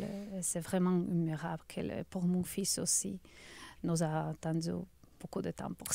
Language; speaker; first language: French; non-native, learner; Ukrainian